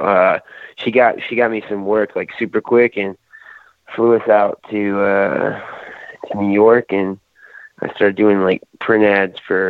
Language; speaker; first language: English; native; English